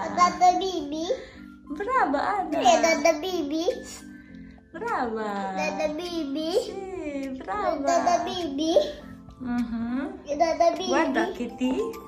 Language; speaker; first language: Italian; non-native, learner; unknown